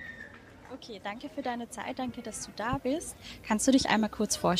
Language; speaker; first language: German; native; German